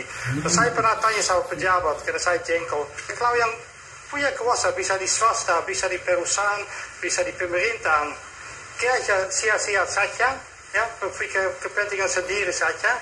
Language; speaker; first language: Indonesian; non-native, fluent; German